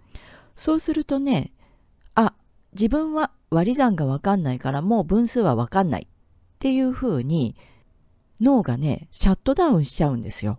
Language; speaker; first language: Japanese; native; Japanese